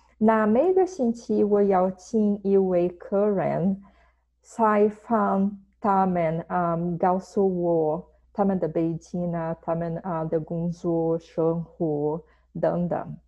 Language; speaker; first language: Chinese; non-native, fluent; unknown